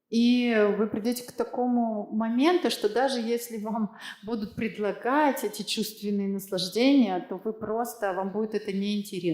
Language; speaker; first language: Russian; native; Russian